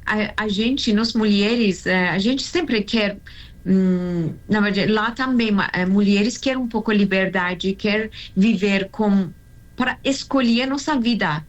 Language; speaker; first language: Portuguese; non-native, learner; Persian